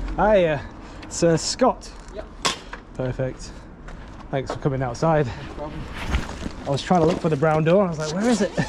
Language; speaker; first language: English; native; English